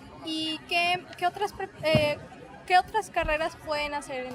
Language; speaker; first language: Spanish; early bilingual, heritage; Spanish